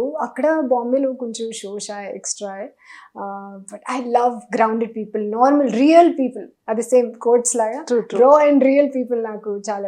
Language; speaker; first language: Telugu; non-native, learner; Hindi